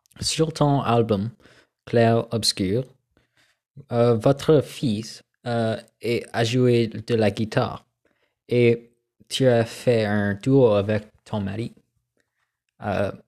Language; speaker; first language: French; non-native, learner; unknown